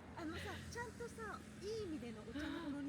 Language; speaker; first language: Japanese; native; Japanese